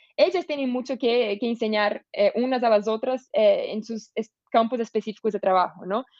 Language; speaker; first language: Spanish; non-native, fluent; Portuguese